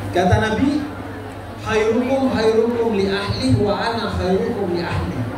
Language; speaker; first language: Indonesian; non-native, local second language; Madurese